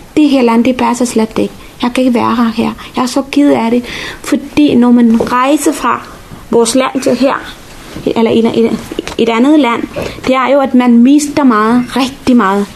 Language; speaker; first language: Danish; non-native, fluent; Tamil